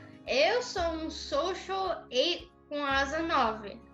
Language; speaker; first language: Portuguese; early bilingual, other home language; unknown